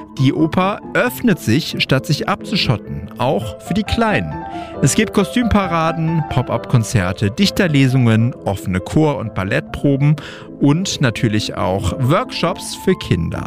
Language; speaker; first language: German; native; German